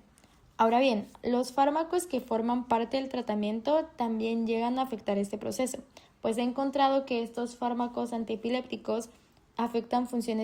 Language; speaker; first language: Spanish; native; Spanish